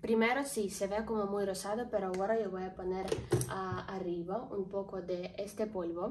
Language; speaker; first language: Spanish; non-native, learner; Ukrainian